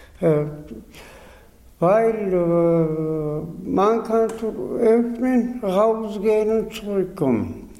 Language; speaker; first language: German; non-native, learner; Georgian